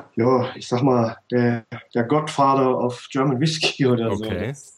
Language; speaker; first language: German; native; German